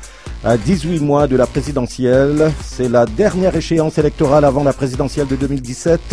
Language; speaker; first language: French; native; French